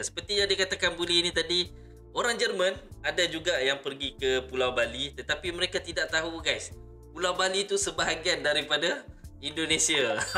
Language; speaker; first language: Malay; native; Malay